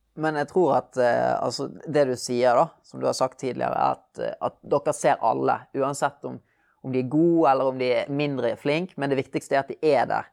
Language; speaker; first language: Norwegian; native; Norwegian